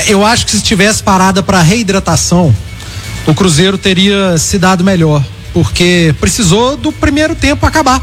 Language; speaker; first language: Portuguese; native; Portuguese